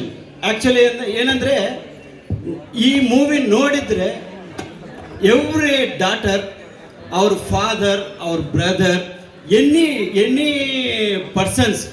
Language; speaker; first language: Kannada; non-native, learner; Telugu